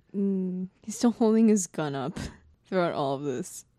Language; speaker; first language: English; non-native, fluent; Japanese